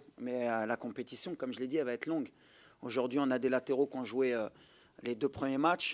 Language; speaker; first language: French; native; French